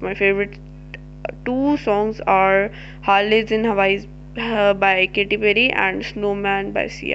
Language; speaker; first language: English; non-native, local second language; Hindi